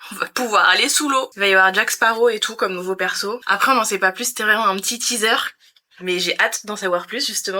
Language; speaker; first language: French; native; French